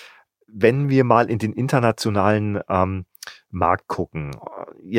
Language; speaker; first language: German; native; German